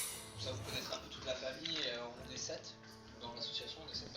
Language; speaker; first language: French; native; French